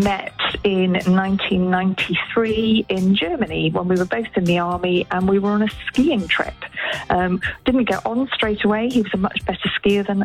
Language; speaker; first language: English; native; English